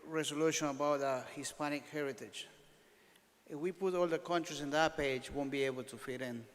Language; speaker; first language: English; non-native, fluent; Spanish